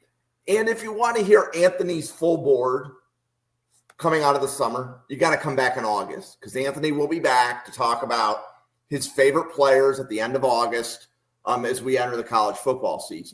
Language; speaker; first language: English; native; English